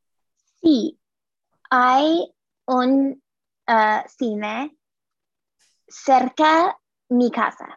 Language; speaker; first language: Spanish; non-native, learner; English